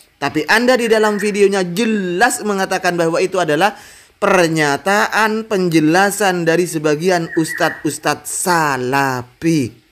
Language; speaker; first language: Indonesian; non-native, local second language; Madurese